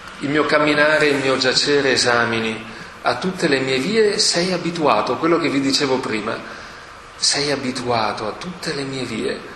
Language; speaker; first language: Italian; native; Italian